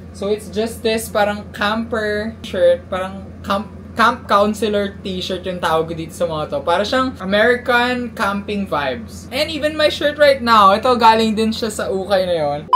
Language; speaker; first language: Filipino; native; Filipino